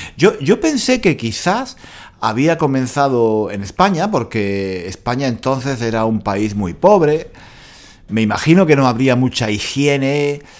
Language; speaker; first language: Spanish; native; Spanish